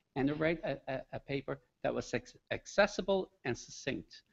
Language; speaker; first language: English; native; English